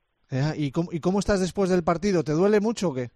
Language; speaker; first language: Spanish; native; Spanish